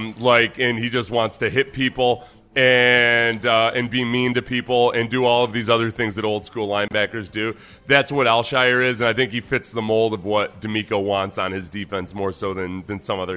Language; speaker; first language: English; native; English